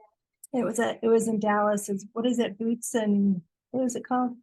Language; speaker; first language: English; native; English